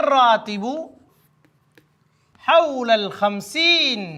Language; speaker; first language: Arabic; non-native, fluent; Urdu